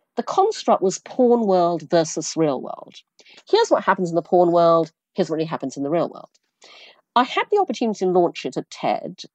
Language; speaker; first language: English; early bilingual, other home language; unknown